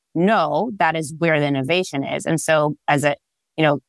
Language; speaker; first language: English; non-native, fluent; Hebrew